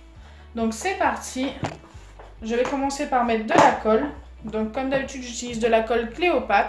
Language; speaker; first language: French; native; French